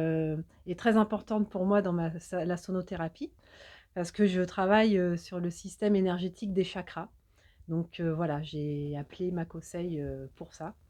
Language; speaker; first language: French; native; French